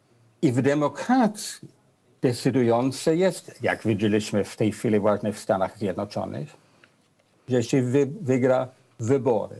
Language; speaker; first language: Polish; non-native, fluent; English